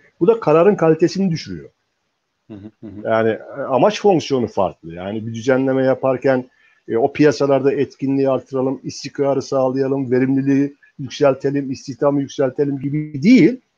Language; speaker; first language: Turkish; native; Turkish